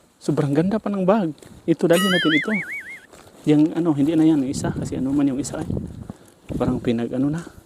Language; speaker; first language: Filipino; native; Filipino